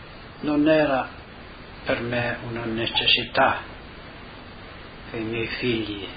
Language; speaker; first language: Italian; non-native, local second language; Slovenian